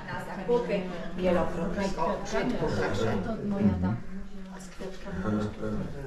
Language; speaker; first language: Polish; native; Polish